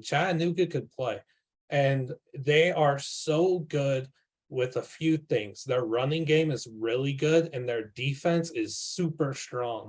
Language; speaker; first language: English; native; English